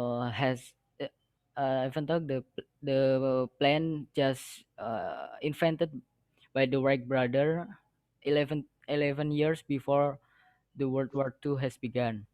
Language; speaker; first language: English; non-native, learner; Indonesian